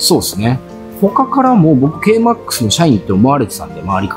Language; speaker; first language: Japanese; native; Japanese